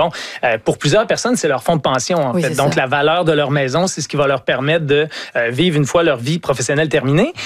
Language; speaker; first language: French; native; French